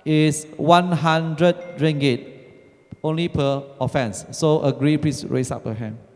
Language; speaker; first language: English; non-native, local second language; Chinese